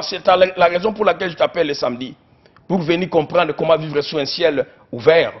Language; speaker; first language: French; non-native, local second language; Lingala